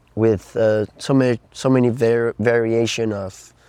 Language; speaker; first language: English; non-native, fluent; Portuguese